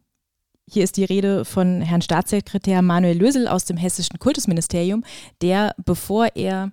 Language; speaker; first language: German; native; German